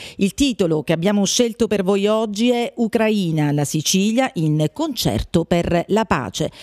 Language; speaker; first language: Italian; native; Italian